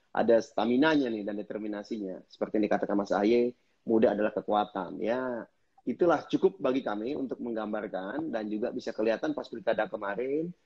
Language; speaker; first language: Indonesian; native; Indonesian